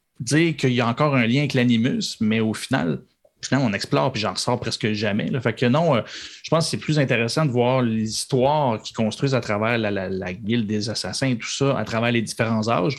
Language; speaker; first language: French; native; French